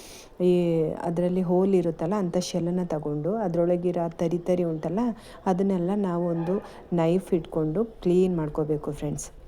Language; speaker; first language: Kannada; native; Kannada